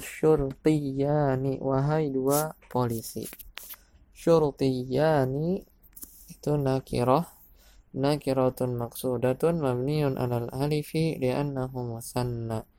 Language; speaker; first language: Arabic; non-native, fluent; Indonesian